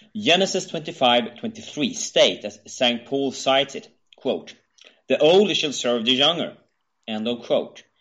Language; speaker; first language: English; non-native, fluent; Swedish